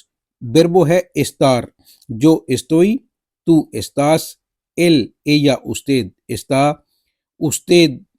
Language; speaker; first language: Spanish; non-native, fluent; Urdu